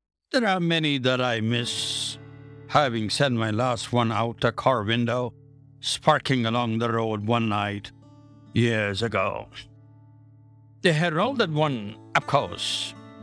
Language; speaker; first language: English; non-native, local second language; Tamil